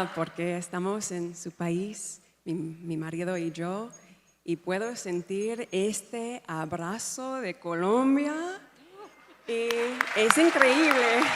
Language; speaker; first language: Spanish; non-native, learner; English